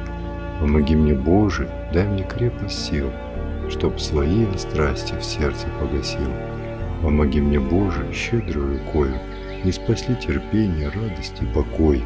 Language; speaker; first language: Russian; native; Russian